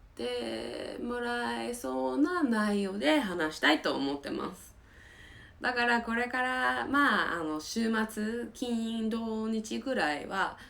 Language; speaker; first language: Japanese; non-native, fluent; English